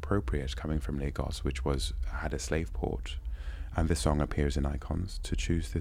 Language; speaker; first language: English; non-native, local second language; Yoruba